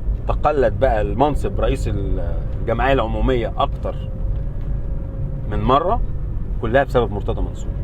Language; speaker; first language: Arabic; native; Arabic